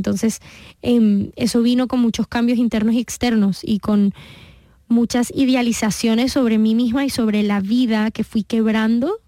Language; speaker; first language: Spanish; early bilingual, heritage; Spanish